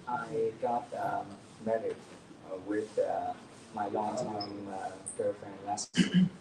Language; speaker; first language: English; non-native, learner; Vietnamese